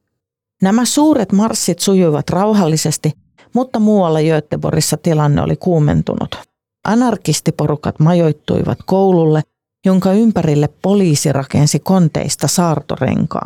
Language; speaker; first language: Finnish; native; Finnish